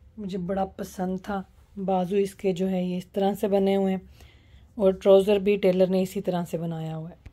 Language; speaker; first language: Urdu; non-native, local second language; Punjabi